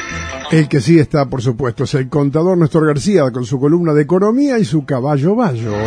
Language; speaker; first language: Spanish; native; Spanish